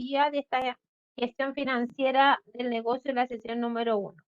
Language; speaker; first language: Spanish; native; Spanish